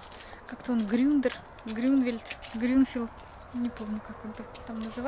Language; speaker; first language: Russian; native; Russian